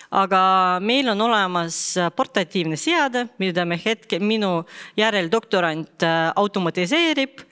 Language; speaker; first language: Estonian; non-native, local second language; Russian